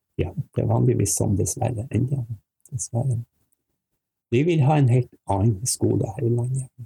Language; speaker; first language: Norwegian; native; Norwegian